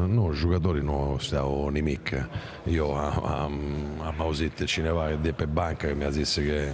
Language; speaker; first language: Romanian; non-native, fluent; Italian